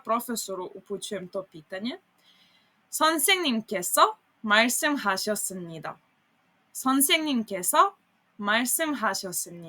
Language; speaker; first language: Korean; non-native, fluent; Serbian